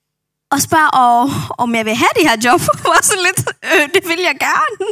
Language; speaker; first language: Danish; non-native, local second language; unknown